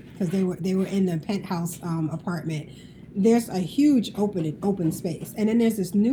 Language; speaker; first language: English; native; English